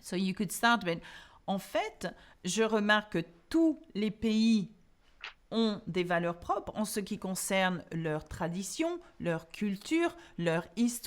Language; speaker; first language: French; non-native, fluent; English